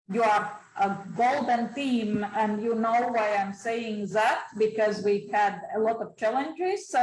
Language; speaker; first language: English; non-native, fluent; Latvian